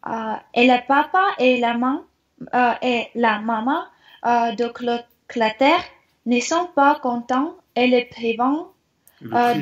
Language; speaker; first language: French; non-native, learner; Russian